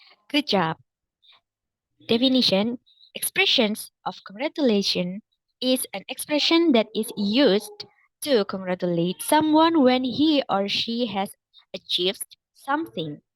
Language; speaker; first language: English; non-native, fluent; Indonesian